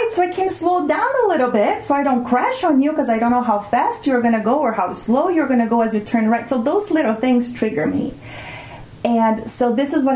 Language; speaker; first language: English; non-native, fluent; Portuguese